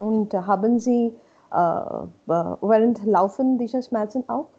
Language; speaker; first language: German; non-native, learner; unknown